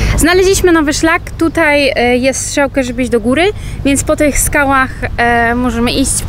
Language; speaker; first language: Polish; early bilingual, heritage; Polish